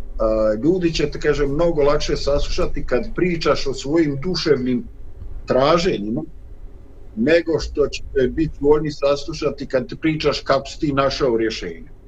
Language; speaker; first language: Bosnian; native; Bosnian